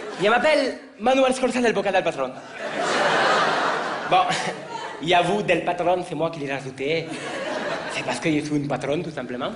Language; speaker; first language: French; native; French